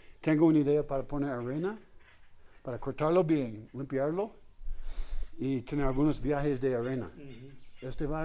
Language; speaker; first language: Spanish; non-native, learner; English